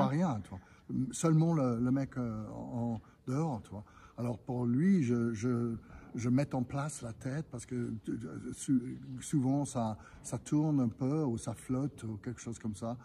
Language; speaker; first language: French; non-native, fluent; English